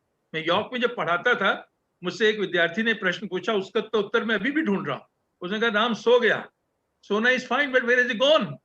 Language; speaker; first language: Hindi; native; Hindi